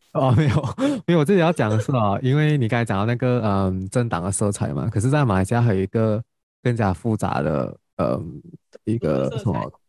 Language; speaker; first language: Chinese; native; Chinese